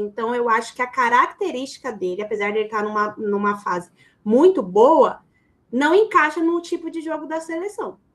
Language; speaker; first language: Portuguese; native; Portuguese